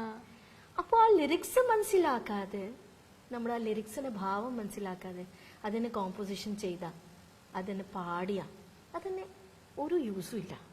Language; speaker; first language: Malayalam; non-native, local second language; Bangla